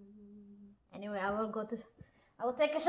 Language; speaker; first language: English; non-native, local second language; Cebuano